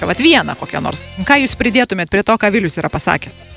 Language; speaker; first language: Lithuanian; native; Lithuanian